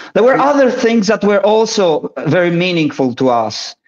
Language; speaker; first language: English; early bilingual, other home language; Polish